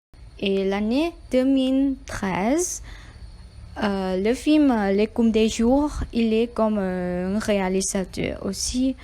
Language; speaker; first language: French; non-native, learner; Thai